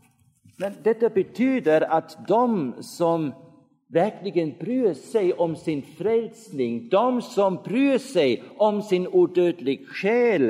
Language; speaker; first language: Swedish; non-native, fluent; German